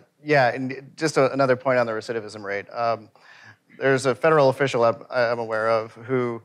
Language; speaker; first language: English; native; English